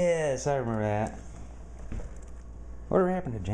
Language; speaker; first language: English; native; English